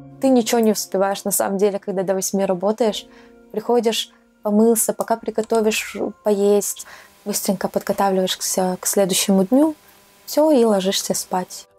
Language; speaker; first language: Russian; native; Russian